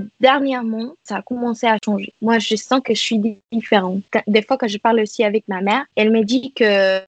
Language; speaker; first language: French; non-native, fluent; Spanish